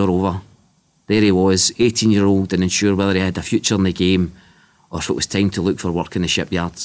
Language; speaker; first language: English; native; English